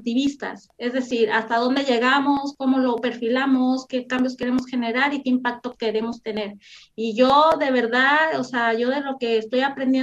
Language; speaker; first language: Spanish; native; Spanish